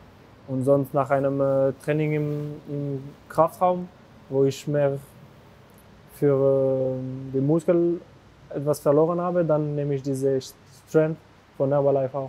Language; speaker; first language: German; non-native, local second language; French